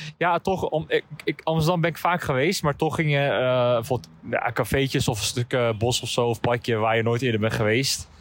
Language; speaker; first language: Dutch; early bilingual, other home language; Turkish